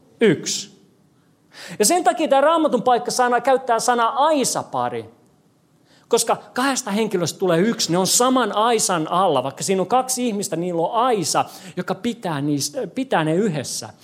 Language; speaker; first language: Finnish; non-native, fluent; English